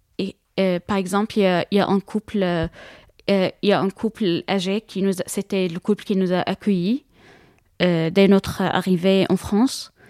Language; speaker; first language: French; non-native, fluent; Arabic